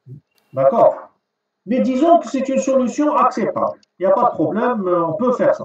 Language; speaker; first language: French; non-native, local second language; Arabic